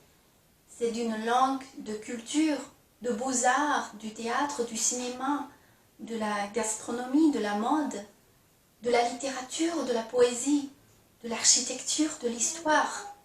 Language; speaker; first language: French; non-native, fluent; Chinese